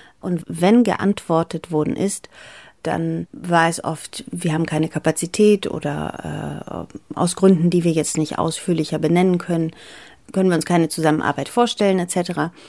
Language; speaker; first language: German; early bilingual, other home language; Greek